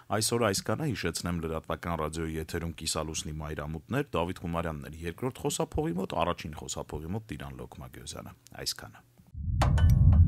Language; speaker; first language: Armenian; native; Armenian